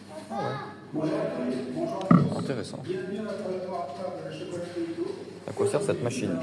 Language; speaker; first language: French; native; French